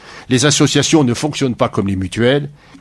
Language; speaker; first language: French; native; French